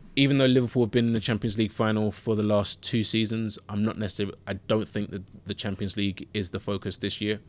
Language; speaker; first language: English; native; English